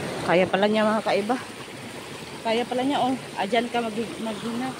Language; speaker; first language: Filipino; non-native, local second language; Cebuano